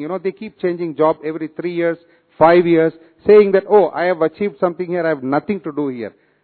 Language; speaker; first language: English; non-native, local second language; Tamil